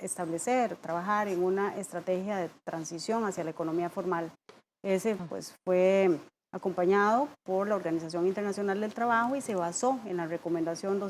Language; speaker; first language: Spanish; native; Spanish